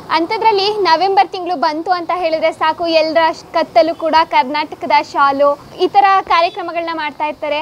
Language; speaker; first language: Kannada; native; Kannada